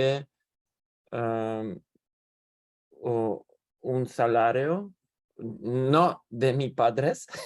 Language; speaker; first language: Spanish; non-native, learner; English